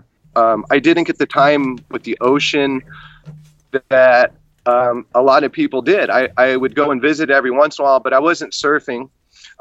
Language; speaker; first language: English; native; English